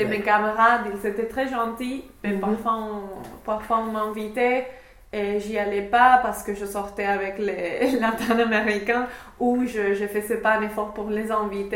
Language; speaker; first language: French; non-native, fluent; English